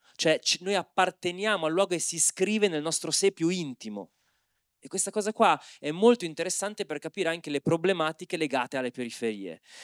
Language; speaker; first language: Italian; native; Italian